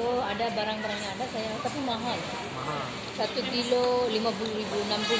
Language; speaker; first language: Indonesian; non-native, learner; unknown